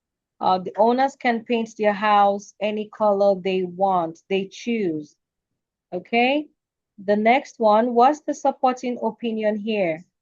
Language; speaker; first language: English; non-native, fluent; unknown